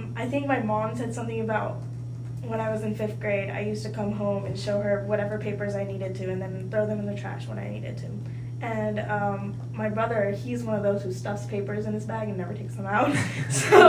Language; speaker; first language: English; early bilingual, other home language; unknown